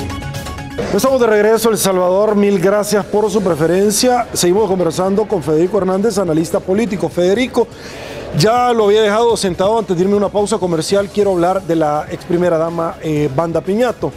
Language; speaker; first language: Spanish; native; Spanish